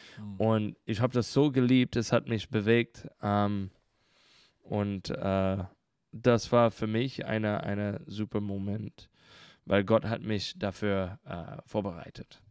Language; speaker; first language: German; non-native, learner; English